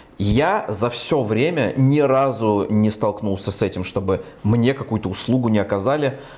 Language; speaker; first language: Russian; native; Russian